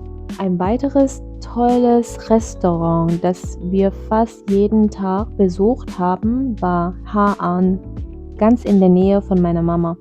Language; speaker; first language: German; non-native, fluent; Vietnamese